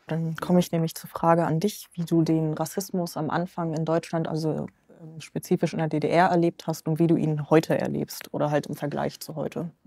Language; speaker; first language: German; native; German